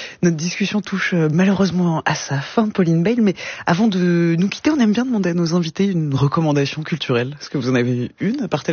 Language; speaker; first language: French; native; French